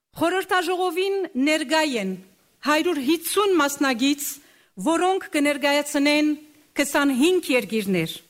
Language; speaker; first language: Armenian; native; Armenian